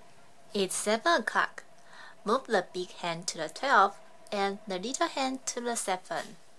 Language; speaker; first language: English; non-native, fluent; Chinese